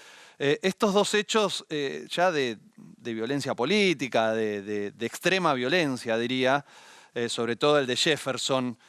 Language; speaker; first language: Spanish; native; Spanish